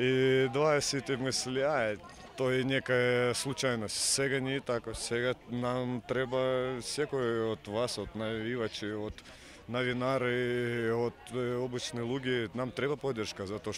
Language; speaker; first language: Macedonian; non-native, fluent; Russian